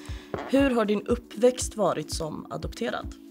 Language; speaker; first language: Swedish; native; Swedish